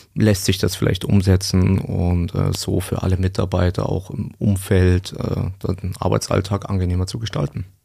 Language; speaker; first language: German; native; German